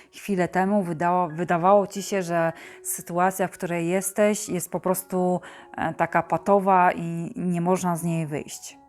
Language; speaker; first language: Polish; native; Polish